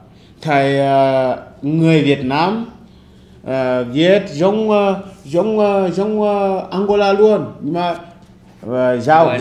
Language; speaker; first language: Vietnamese; non-native, learner; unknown